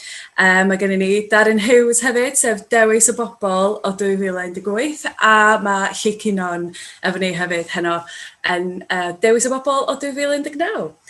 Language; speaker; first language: Welsh; native; Welsh